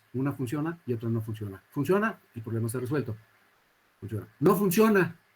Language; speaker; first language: Spanish; native; Spanish